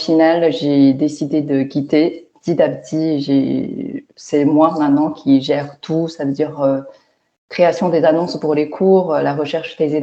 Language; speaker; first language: French; non-native, fluent; Chinese